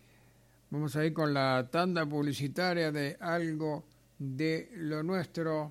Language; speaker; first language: Spanish; native; Spanish